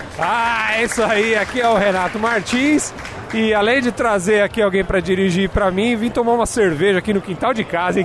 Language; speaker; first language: Portuguese; native; Portuguese